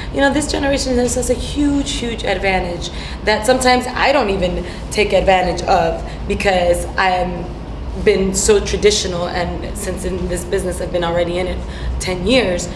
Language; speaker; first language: English; native; English